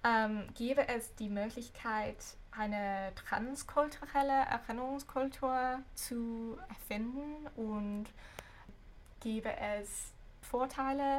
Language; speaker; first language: German; non-native, fluent; English